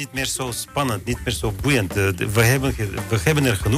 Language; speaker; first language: Dutch; non-native, fluent; Bulgarian